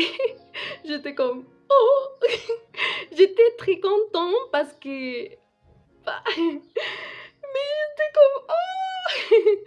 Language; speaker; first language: French; non-native, fluent; Spanish